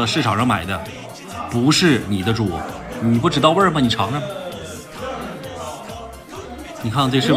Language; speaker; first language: Chinese; native; Chinese